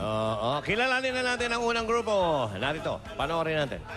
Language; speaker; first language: Filipino; native; Filipino